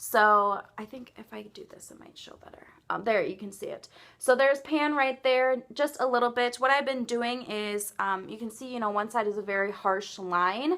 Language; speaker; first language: English; native; English